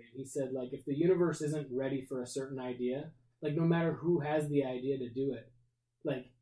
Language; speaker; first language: English; native; English